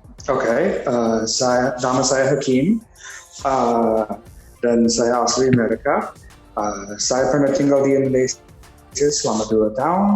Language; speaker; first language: Indonesian; non-native, fluent; English